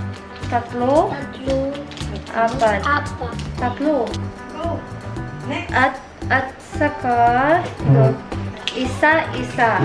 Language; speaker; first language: Filipino; early bilingual, heritage; Filipino